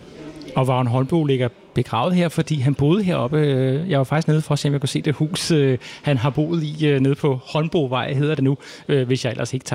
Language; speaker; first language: Danish; native; Danish